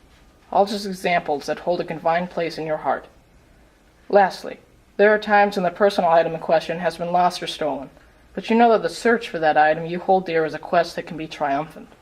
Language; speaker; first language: English; native; English